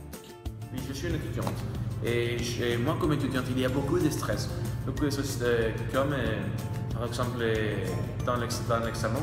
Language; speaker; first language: French; non-native, learner; Spanish